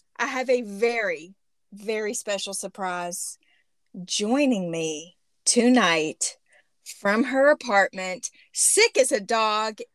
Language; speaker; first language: English; native; English